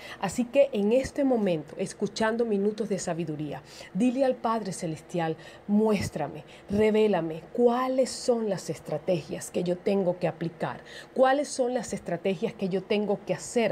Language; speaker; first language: Spanish; native; Spanish